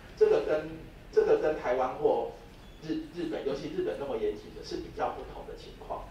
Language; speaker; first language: Chinese; native; Chinese